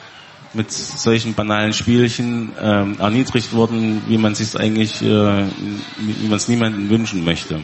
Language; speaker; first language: German; native; German